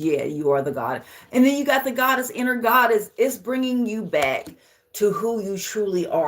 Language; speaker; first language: English; native; English